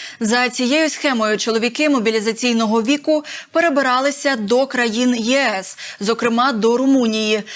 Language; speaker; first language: Ukrainian; native; Ukrainian